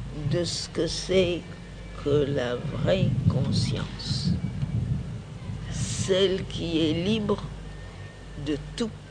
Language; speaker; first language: French; native; French